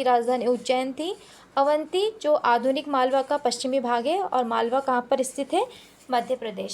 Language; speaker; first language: Hindi; native; Hindi